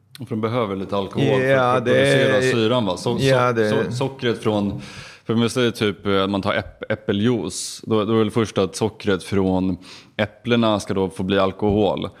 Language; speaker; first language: Swedish; native; Swedish